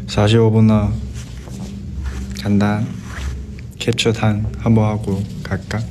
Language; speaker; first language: Korean; non-native, fluent; Chinese